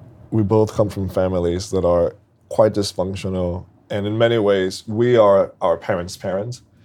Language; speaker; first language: English; non-native, fluent; Spanish